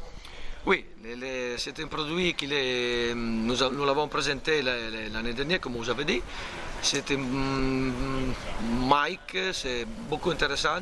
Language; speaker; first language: French; non-native, learner; Italian